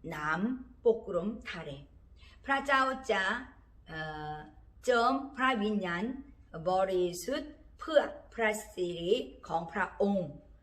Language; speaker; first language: Thai; non-native, learner; Korean